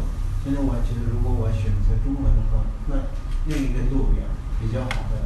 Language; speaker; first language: Chinese; non-native, learner; Tibetan